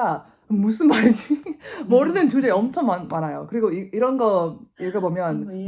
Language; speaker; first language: Korean; non-native, fluent; English